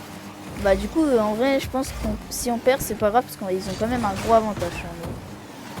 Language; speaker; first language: French; native; French